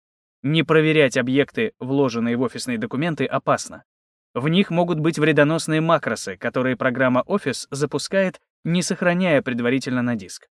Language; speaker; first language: Russian; native; Russian